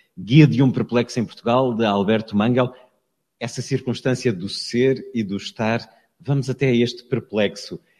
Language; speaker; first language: Portuguese; native; Portuguese